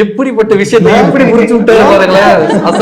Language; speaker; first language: Tamil; native; Tamil